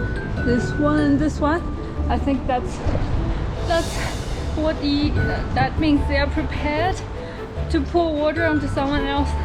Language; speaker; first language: English; non-native, fluent; Chinese